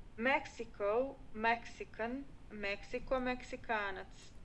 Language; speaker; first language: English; non-native, fluent; Croatian